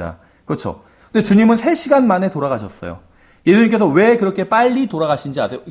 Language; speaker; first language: Korean; native; Korean